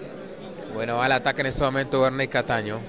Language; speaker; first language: Spanish; native; Spanish